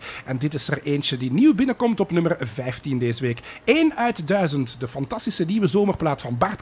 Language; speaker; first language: Dutch; native; Dutch